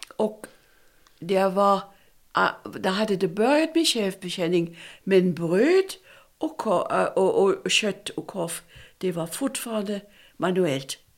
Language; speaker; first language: Swedish; non-native, fluent; German